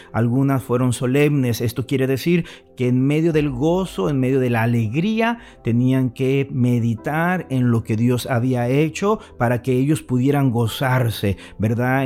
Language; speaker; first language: Spanish; native; Spanish